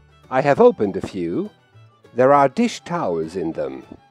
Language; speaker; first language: English; non-native, fluent; Hungarian